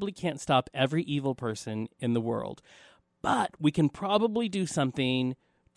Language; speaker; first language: English; native; English